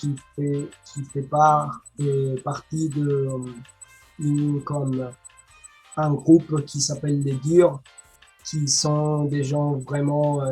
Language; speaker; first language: French; non-native, learner; Spanish